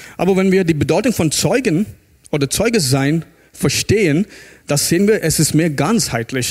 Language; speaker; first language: German; non-native, fluent; English